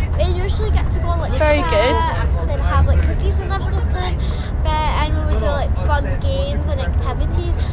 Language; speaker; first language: English; native; English